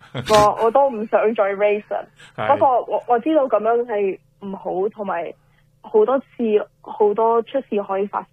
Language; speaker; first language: Cantonese; early bilingual, heritage; Cantonese